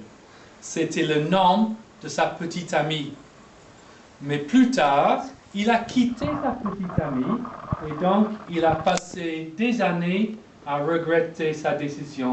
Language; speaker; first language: French; non-native, fluent; English